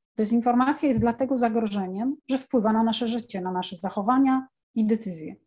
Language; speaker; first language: Polish; native; Polish